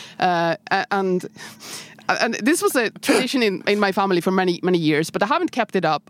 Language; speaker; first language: English; non-native, fluent; Swedish